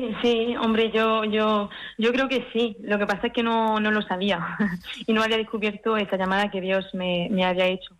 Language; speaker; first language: Spanish; early bilingual, heritage; French